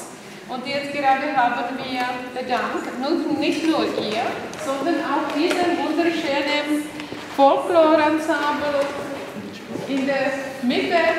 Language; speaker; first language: German; non-native, learner; Czech